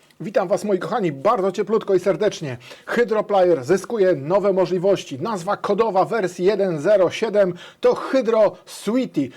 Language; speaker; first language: Polish; native; Polish